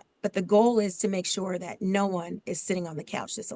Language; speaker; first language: English; native; English